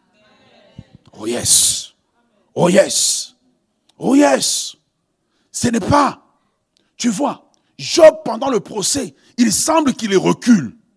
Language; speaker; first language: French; early bilingual, other home language; Lingala